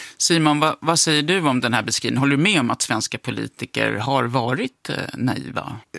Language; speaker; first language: Swedish; native; Swedish